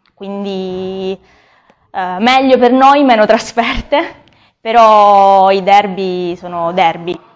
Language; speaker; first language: Italian; native; Italian